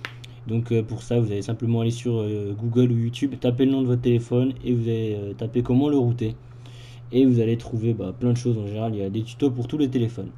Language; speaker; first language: French; native; French